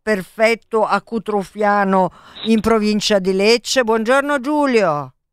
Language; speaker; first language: Italian; native; Italian